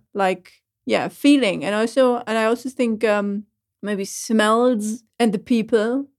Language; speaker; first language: English; non-native, fluent; German